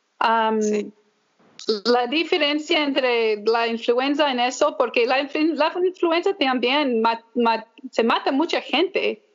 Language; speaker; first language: Spanish; early bilingual, heritage; English